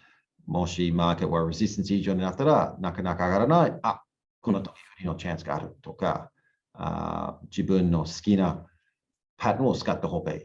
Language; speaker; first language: Japanese; non-native, learner; English